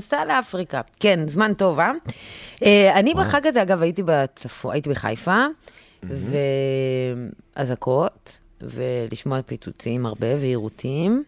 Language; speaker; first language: Hebrew; native; Hebrew